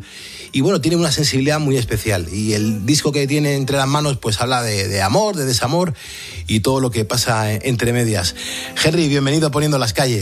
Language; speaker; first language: Spanish; native; Spanish